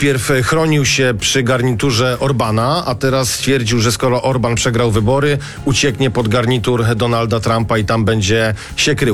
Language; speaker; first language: Polish; native; Polish